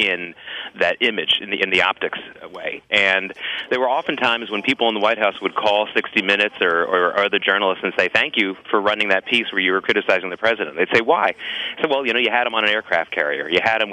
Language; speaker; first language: English; native; English